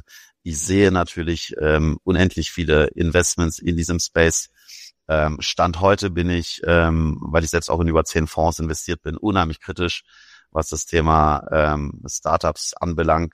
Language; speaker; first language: German; native; German